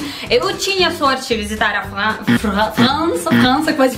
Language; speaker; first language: Portuguese; non-native, learner; Russian